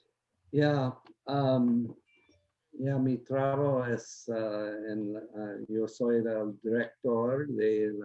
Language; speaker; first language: Spanish; non-native, learner; English